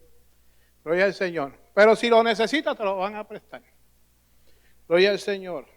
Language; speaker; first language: Spanish; native; Spanish